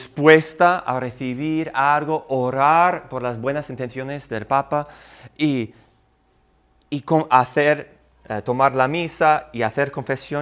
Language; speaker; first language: Spanish; non-native, fluent; English